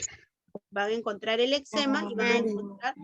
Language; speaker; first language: Spanish; native; Spanish